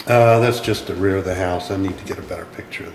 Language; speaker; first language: English; native; English